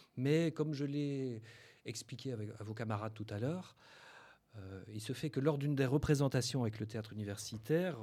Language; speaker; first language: French; native; French